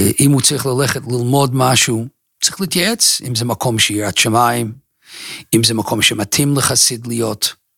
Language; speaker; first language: Hebrew; non-native, fluent; English